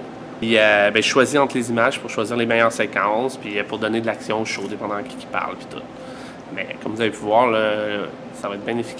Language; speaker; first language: French; native; French